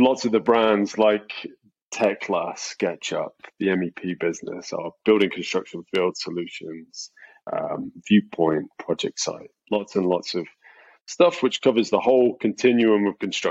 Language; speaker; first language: English; native; English